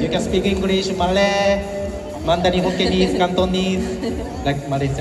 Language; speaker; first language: English; non-native, learner; Japanese